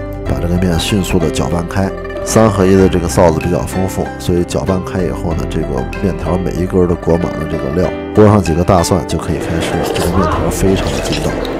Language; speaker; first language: Chinese; native; Chinese